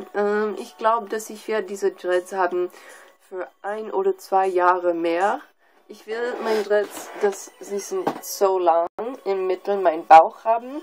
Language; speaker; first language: German; non-native, learner; English